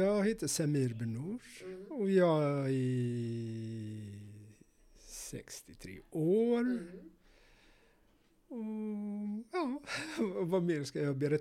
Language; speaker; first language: Swedish; non-native, fluent; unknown